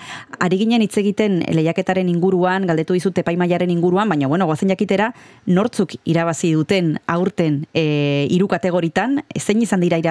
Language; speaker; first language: Basque; native; Basque